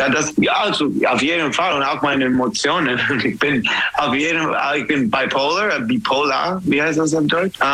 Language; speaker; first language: German; non-native, fluent; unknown